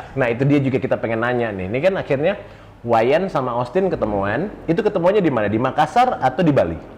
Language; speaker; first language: Indonesian; native; Indonesian